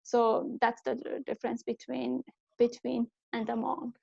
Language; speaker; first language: English; non-native, fluent; Persian